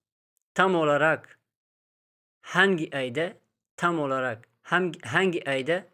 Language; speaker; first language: Turkish; non-native, fluent; Tajik